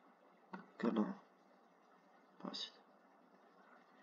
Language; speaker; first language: German; non-native, fluent; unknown